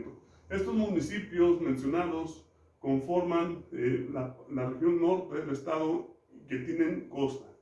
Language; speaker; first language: Spanish; native; Spanish